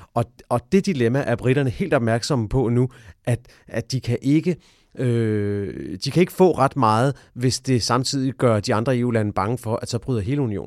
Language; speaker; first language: Danish; native; Danish